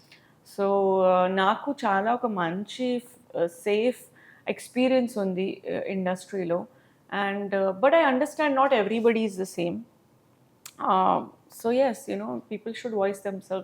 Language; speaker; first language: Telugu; non-native, local second language; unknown